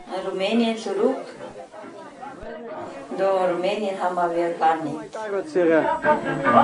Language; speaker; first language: German; non-native, learner; Romanian